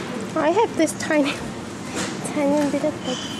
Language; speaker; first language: English; non-native, learner; Korean